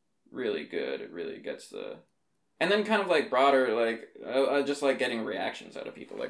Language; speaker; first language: English; native; English